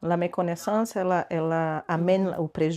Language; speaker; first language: French; non-native, learner; Portuguese